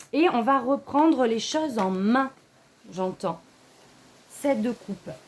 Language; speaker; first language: French; native; French